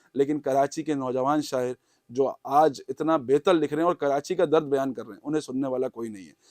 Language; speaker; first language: Urdu; native; Urdu